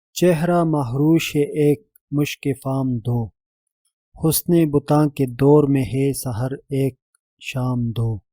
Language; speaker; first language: Urdu; native; Urdu